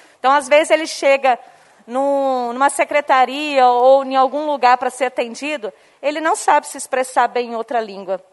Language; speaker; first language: Portuguese; non-native, local second language; Low German